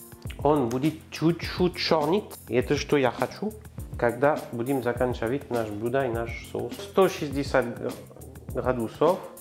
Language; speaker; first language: Russian; non-native, learner; French